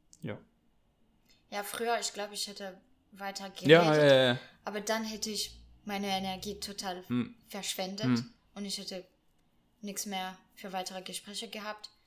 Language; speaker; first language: German; non-native, fluent; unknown